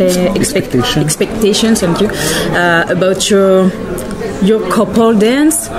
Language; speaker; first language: English; non-native, learner; French